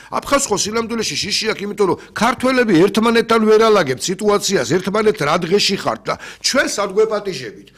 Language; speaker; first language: Georgian; native; Georgian